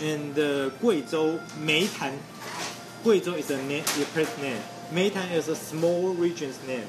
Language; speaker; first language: English; non-native, learner; Chinese